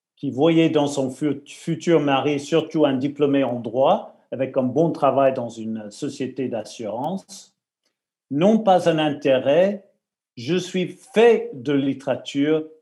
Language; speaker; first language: French; non-native, fluent; English